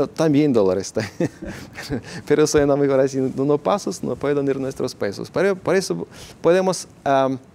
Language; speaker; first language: Spanish; non-native, fluent; Ukrainian